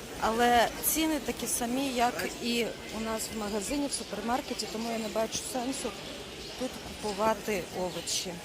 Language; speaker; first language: Ukrainian; native; Ukrainian